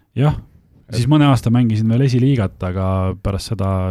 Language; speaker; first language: Estonian; native; Estonian